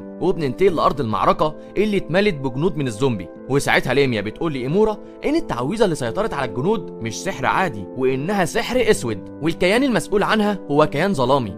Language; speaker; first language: Arabic; native; Arabic